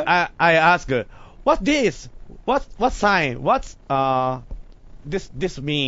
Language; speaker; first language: English; non-native, learner; Japanese